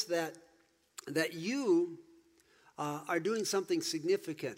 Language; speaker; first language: English; native; English